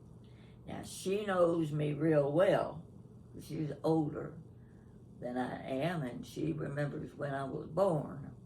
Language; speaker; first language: English; native; English